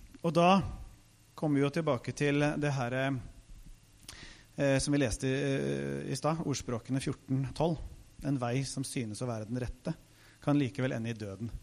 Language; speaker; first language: Norwegian; native; Norwegian